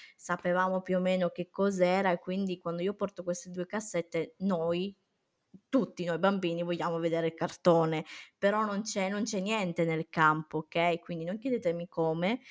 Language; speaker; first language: Italian; early bilingual, other home language; Romany